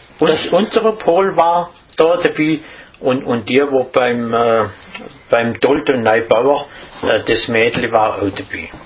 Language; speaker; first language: German; native; German